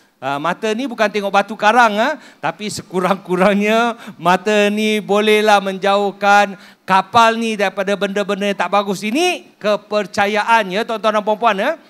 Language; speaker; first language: Malay; non-native, local second language; Min Nan Chinese